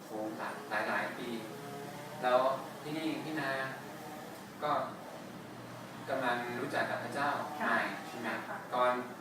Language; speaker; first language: Thai; non-native, fluent; English